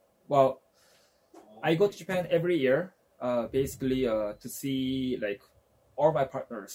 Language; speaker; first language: English; non-native, fluent; Japanese